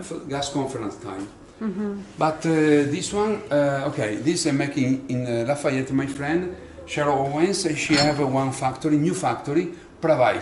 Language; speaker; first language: English; non-native, learner; Italian